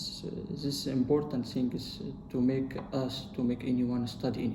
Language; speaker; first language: English; non-native, learner; Arabic